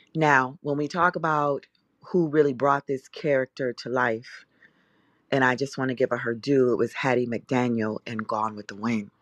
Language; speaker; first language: English; native; English